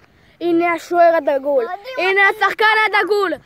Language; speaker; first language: Hebrew; native; Hebrew